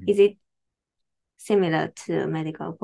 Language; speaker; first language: English; non-native, learner; Japanese